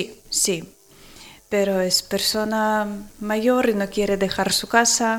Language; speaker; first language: Spanish; non-native, learner; Ukrainian